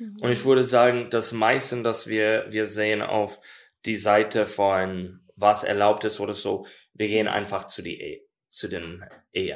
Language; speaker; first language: German; non-native, learner; English